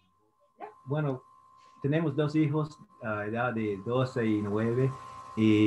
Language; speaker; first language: Spanish; non-native, fluent; English